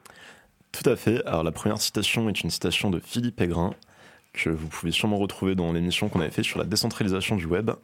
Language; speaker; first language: French; native; French